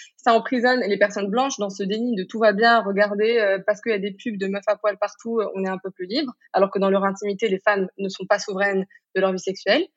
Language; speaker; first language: French; non-native, local second language; Arabic